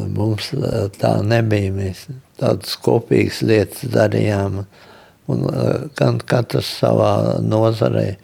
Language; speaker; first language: Latvian; native; Latvian